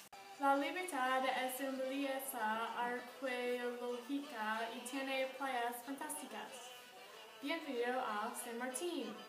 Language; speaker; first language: Spanish; non-native, learner; English